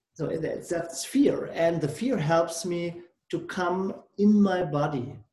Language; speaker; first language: English; non-native, learner; German